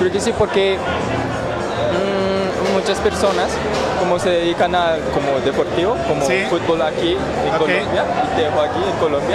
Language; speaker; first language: Spanish; non-native, learner; Japanese